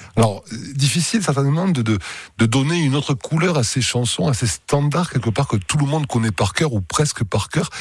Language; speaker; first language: French; native; French